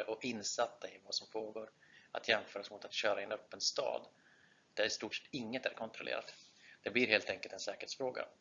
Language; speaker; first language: Swedish; native; Swedish